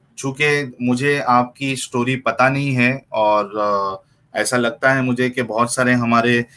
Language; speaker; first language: Hindi; native; Hindi